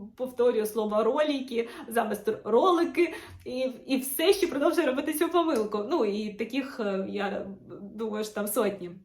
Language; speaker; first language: Ukrainian; non-native, local second language; Russian